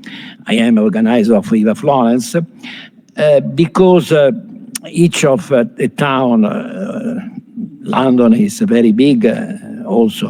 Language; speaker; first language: English; non-native, fluent; Italian